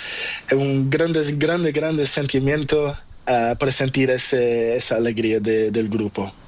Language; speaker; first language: Spanish; non-native, local second language; Portuguese